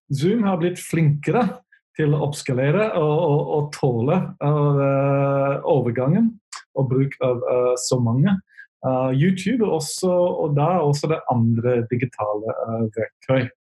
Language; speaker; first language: Norwegian; non-native, fluent; English